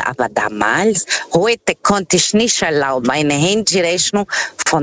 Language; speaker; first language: German; non-native, fluent; Portuguese